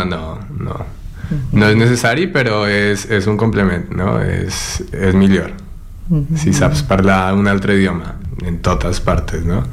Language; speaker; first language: Catalan; non-native, learner; Spanish